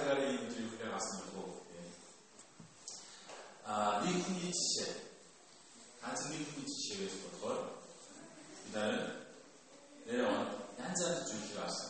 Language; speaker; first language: Mongolian; non-native, fluent; Korean